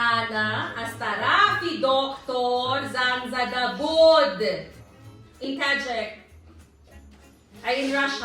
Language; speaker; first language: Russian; non-native, learner; Filipino